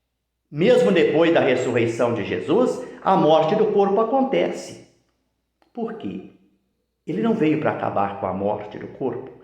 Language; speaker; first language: Portuguese; native; Portuguese